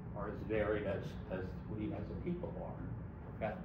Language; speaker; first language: English; native; English